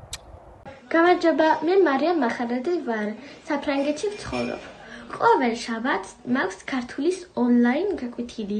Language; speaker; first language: Georgian; early bilingual, heritage; Georgian